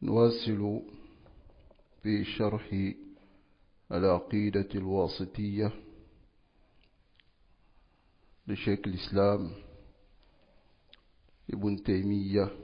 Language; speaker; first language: Arabic; non-native, fluent; French